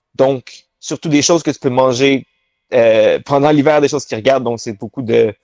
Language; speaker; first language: French; native; French